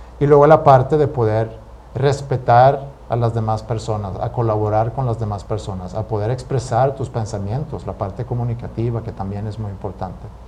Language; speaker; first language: Spanish; non-native, fluent; Swedish